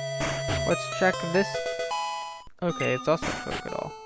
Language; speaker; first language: English; native; English